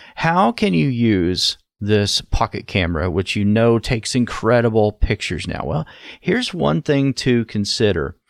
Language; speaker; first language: English; native; English